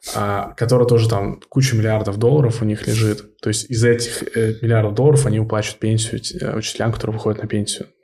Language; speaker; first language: Russian; early bilingual, heritage; Russian